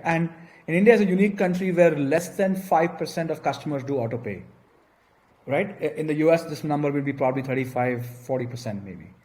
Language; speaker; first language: English; non-native, local second language; Gujarati